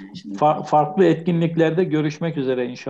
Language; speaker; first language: Turkish; native; Turkish